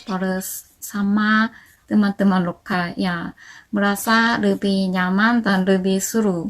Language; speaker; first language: Indonesian; non-native, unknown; Korean